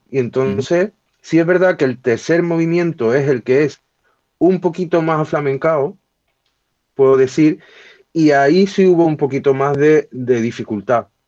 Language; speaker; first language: Spanish; native; Spanish